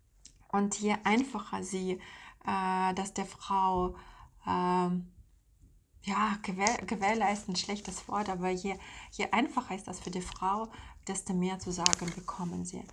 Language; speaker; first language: German; non-native, fluent; Russian